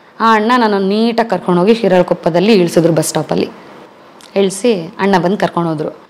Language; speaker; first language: Kannada; native; Kannada